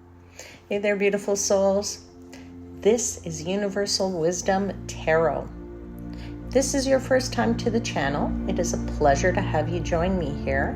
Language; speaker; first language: English; native; English